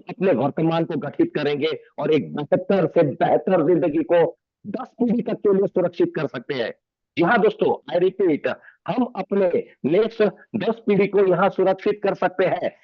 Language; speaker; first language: Hindi; native; Hindi